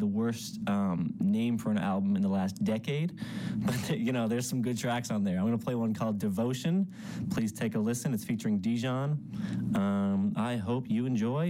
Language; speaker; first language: English; native; English